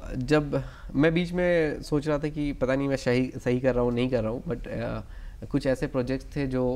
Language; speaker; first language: Hindi; native; Hindi